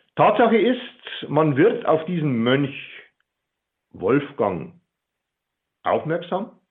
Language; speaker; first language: German; native; German